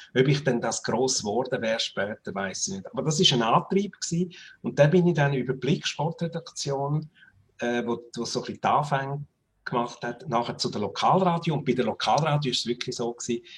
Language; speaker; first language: German; native; German